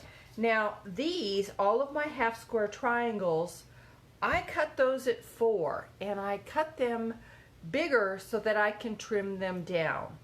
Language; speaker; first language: English; native; English